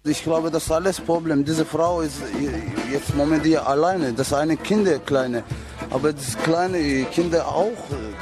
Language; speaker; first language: German; non-native, learner; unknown